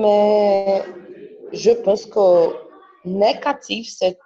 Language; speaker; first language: French; non-native, learner; Portuguese